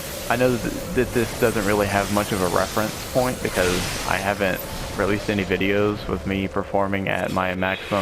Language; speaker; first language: English; native; English